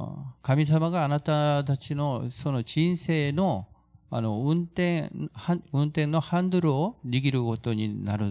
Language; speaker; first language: Japanese; non-native, fluent; Korean